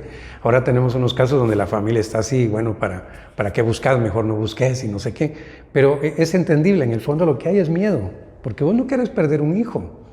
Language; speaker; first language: Spanish; native; Spanish